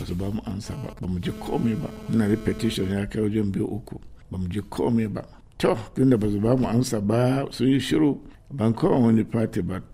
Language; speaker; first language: Hausa; non-native, local second language; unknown